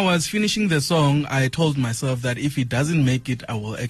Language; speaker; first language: English; non-native, local second language; Venda